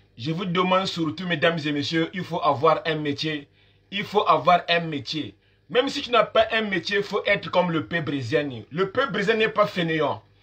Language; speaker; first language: French; non-native, local second language; Lingala